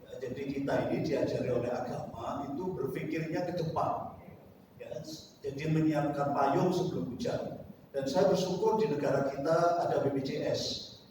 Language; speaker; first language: Indonesian; native; Indonesian